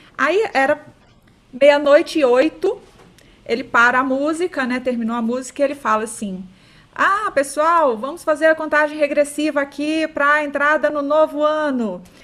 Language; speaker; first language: Portuguese; native; Portuguese